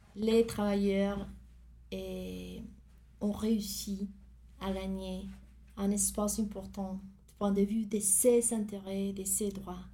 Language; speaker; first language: French; non-native, fluent; Spanish